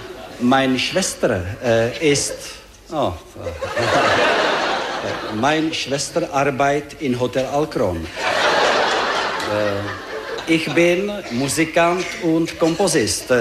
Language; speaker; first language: German; non-native, learner; Czech